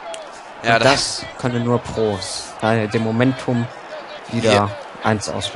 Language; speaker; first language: German; native; German